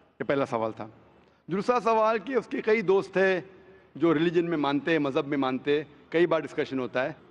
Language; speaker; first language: Hindi; non-native, local second language; Konkani